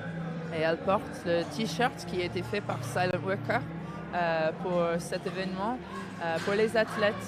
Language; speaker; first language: French; non-native, learner; English